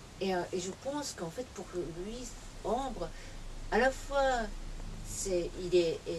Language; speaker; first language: French; non-native, fluent; Japanese